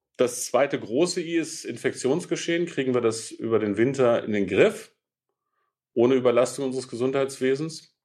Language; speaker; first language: German; native; German